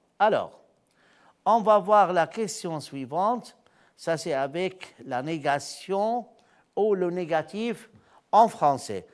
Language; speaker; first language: French; non-native, fluent; Arabic